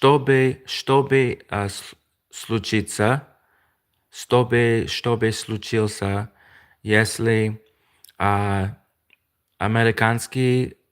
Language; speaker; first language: Russian; non-native, learner; English